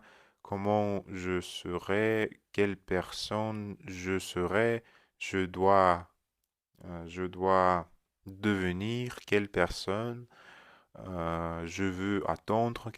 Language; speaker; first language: French; non-native, learner; Russian